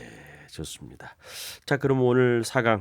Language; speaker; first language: Korean; native; Korean